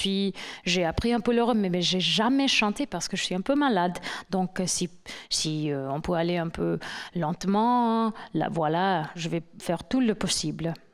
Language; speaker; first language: French; non-native, fluent; English